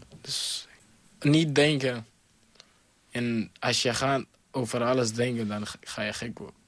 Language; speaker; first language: Dutch; non-native, learner; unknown